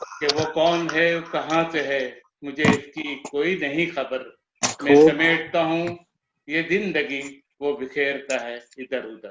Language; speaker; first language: Urdu; non-native, local second language; Gujarati